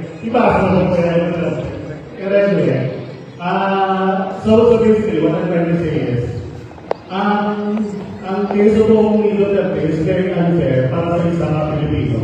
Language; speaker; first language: Filipino; non-native, local second language; Hiligaynon